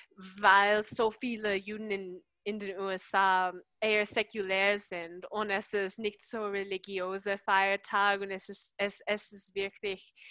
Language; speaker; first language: German; non-native, fluent; English